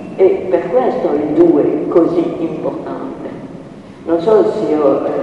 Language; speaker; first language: Italian; non-native, fluent; French